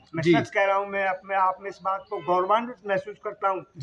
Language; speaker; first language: Hindi; non-native, local second language; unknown